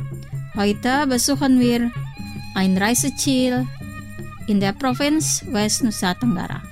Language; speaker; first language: German; non-native, fluent; Indonesian